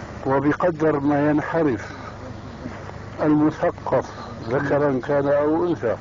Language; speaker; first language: Arabic; early bilingual, other home language; Albanian